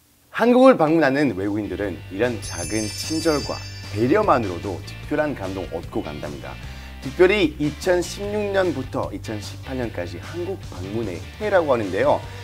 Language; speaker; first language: Korean; non-native, fluent; French